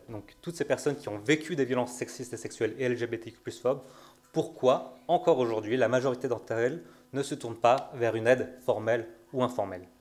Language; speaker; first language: French; native; French